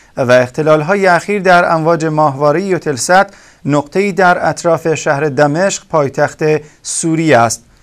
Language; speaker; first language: Persian; non-native, local second language; Kurdish